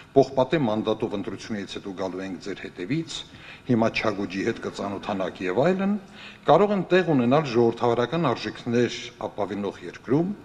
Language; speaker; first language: Armenian; native; Armenian